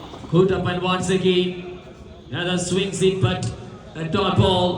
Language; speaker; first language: English; non-native, local second language; Malayalam